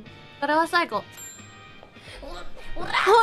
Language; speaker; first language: Japanese; non-native, learner; English